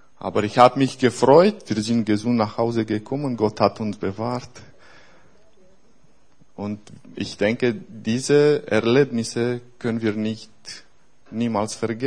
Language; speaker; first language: German; non-native, fluent; Romanian